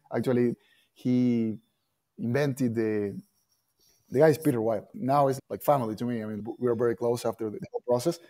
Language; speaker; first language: English; non-native, fluent; Spanish